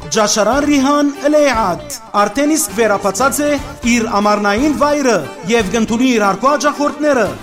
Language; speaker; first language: Armenian; native; Armenian